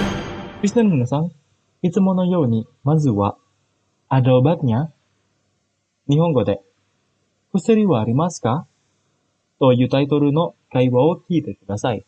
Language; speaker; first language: Japanese; non-native, fluent; Indonesian